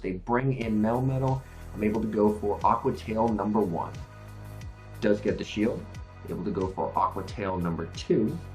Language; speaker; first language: English; native; English